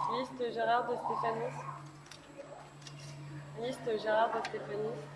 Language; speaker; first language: French; native; French